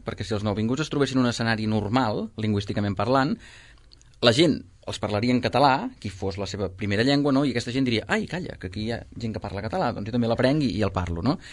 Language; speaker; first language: Catalan; native; Catalan